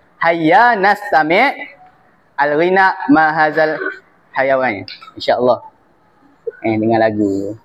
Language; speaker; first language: Arabic; non-native, learner; Malay